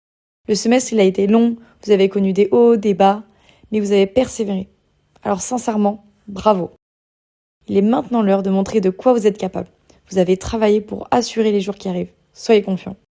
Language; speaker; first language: French; native; French